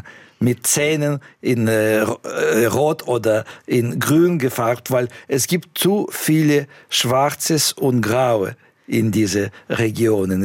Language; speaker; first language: German; non-native, fluent; Russian